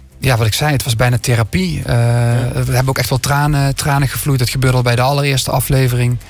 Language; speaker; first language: Dutch; native; Dutch